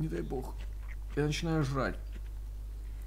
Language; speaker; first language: Russian; native; Russian